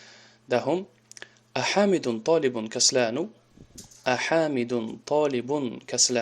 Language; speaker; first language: Arabic; non-native, fluent; Tajik